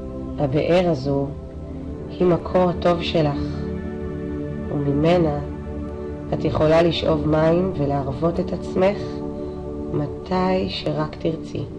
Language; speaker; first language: Hebrew; native; Hebrew